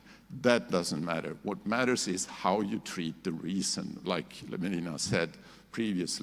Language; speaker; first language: English; non-native, fluent; Swedish